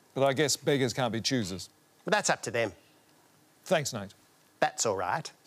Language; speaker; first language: English; native; English